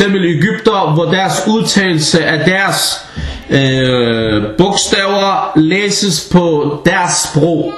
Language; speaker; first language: Danish; non-native, fluent; Arabic